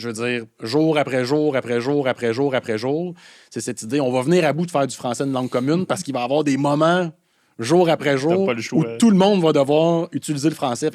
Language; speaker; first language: French; native; French